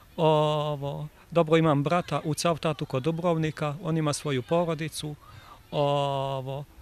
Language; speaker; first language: Serbian; native; Serbian